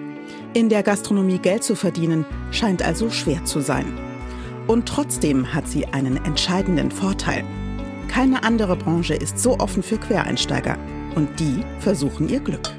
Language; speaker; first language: German; native; German